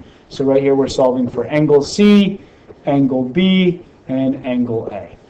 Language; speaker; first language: English; native; English